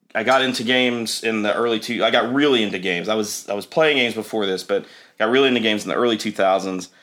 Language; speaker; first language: English; native; English